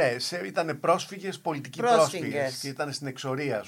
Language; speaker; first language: Greek; native; Greek